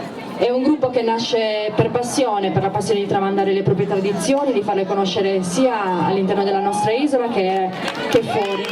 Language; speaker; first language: Italian; native; Italian